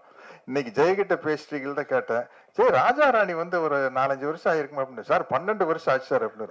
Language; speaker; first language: Tamil; native; Tamil